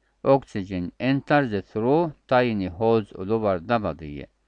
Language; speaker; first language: English; non-native, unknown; Arabic